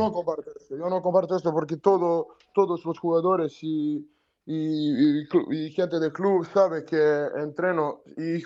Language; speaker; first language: Spanish; non-native, learner; Serbian